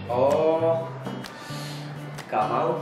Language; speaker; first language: Indonesian; non-native, learner; Japanese